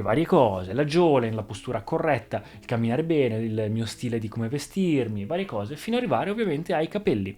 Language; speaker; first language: Italian; native; Italian